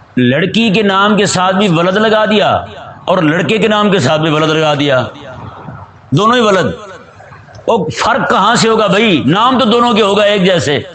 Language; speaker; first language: Urdu; non-native, local second language; Punjabi